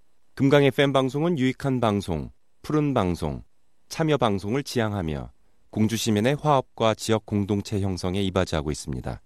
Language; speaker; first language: Korean; native; Korean